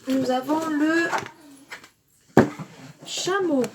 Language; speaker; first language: French; native; French